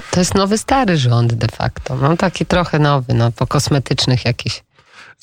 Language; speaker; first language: Polish; native; Polish